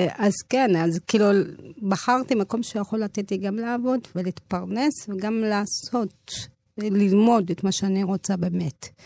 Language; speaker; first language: Hebrew; early bilingual, other home language; Amharic